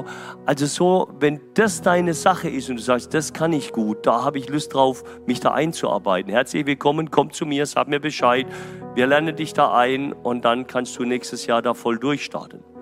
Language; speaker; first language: German; native; German